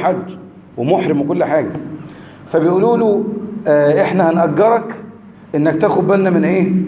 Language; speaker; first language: Arabic; native; Arabic